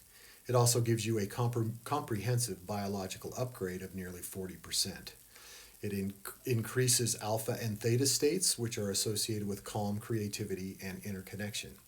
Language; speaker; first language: English; native; English